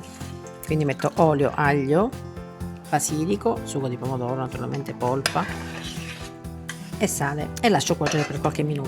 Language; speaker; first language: Italian; native; Italian